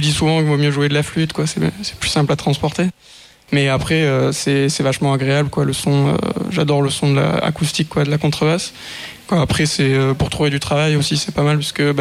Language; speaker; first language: French; native; French